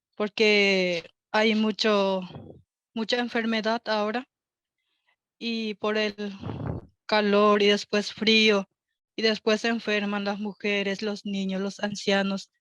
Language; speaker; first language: Spanish; non-native, local second language; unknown